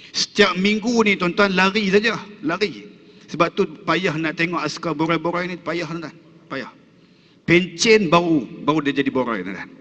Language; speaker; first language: Malay; native; Malay